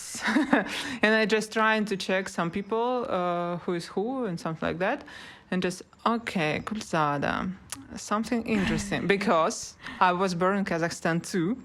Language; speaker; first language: English; non-native, learner; Russian